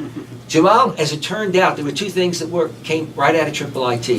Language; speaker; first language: English; native; English